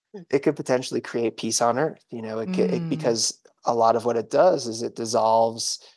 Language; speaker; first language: English; native; English